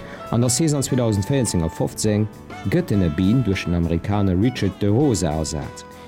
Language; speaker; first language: German; non-native, local second language; Luxembourgish